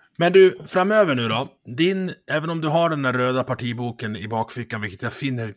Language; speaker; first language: Swedish; native; Swedish